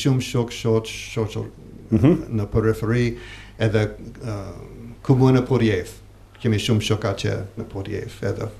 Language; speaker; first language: Albanian; non-native, learner; English